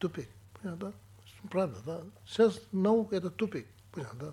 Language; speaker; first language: Russian; non-native, learner; Tibetan